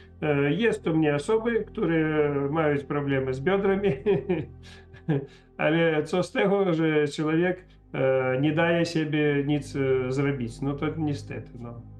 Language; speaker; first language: Polish; non-native, learner; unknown